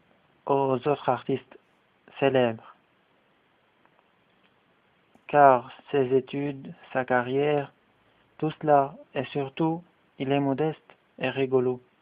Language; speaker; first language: French; non-native, fluent; Arabic